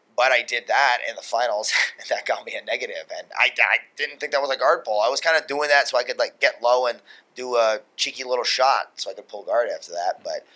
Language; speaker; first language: English; native; English